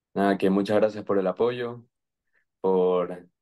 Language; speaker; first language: Spanish; native; Spanish